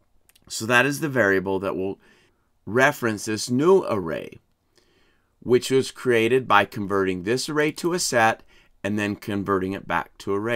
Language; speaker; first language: English; native; English